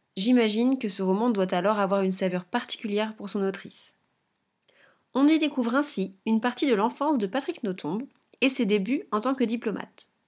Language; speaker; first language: French; native; French